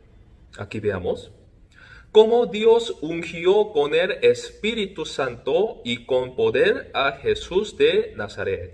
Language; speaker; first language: Spanish; non-native, fluent; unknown